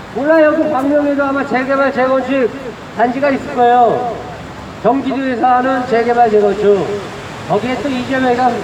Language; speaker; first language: Korean; native; Korean